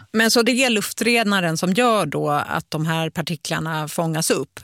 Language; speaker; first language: Swedish; native; Swedish